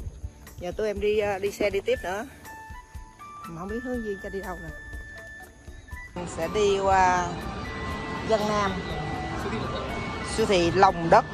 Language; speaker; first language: Vietnamese; native; Vietnamese